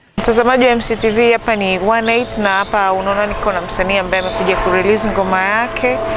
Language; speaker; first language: Swahili; native; Swahili